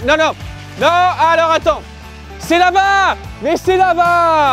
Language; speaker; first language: French; native; French